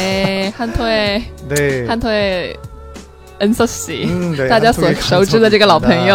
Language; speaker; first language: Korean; non-native, fluent; Chinese